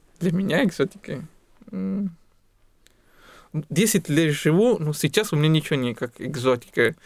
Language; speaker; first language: Russian; non-native, fluent; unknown